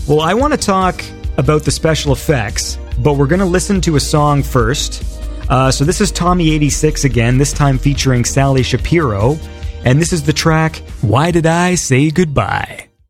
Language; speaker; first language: English; native; English